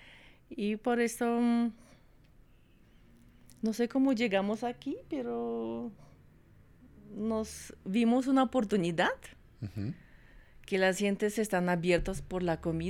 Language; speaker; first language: Spanish; non-native, fluent; Russian